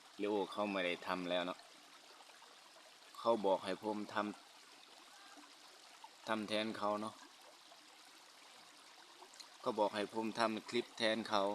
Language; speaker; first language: Thai; non-native, local second language; Lao